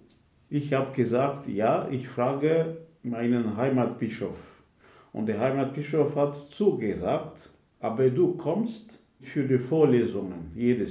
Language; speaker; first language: German; non-native, fluent; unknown